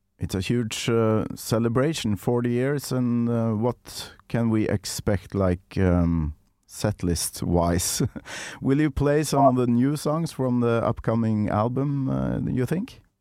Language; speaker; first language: English; non-native, fluent; Norwegian